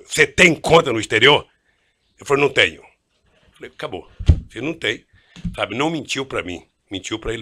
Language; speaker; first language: Portuguese; native; Portuguese